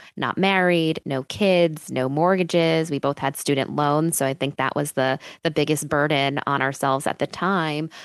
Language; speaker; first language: English; native; English